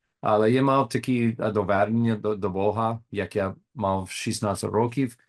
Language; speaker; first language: Ukrainian; non-native, learner; English